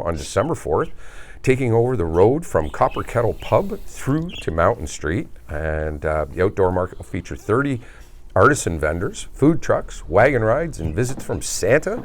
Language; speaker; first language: English; native; English